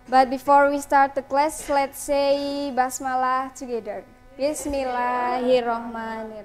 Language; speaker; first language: English; non-native, learner; Indonesian